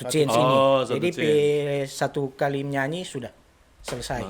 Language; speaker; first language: Indonesian; non-native, local second language; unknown